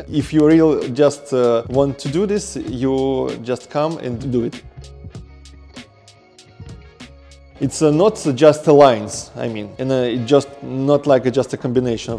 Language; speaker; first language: English; non-native, learner; Russian